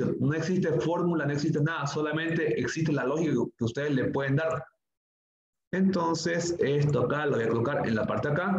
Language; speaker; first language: Spanish; native; Spanish